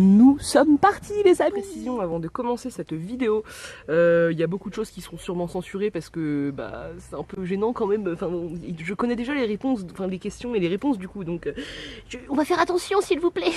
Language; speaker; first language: French; native; French